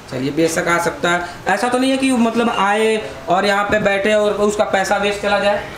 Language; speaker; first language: Hindi; native; Hindi